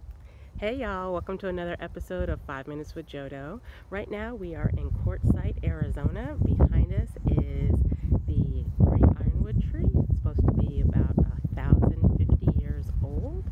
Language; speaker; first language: English; native; English